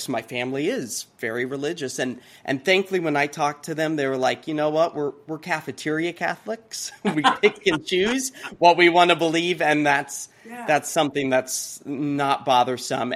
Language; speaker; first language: English; native; English